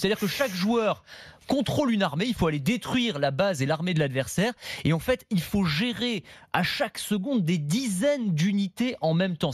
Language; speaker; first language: French; native; French